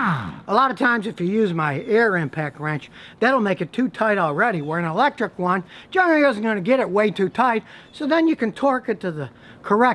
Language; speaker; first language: English; native; English